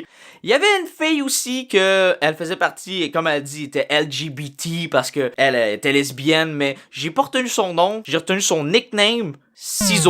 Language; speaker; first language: French; native; French